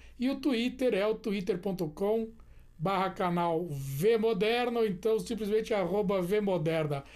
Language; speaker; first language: Portuguese; native; Portuguese